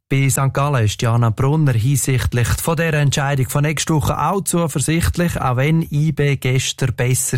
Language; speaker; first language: German; native; German